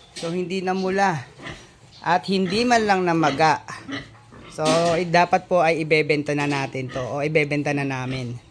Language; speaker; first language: Filipino; native; Filipino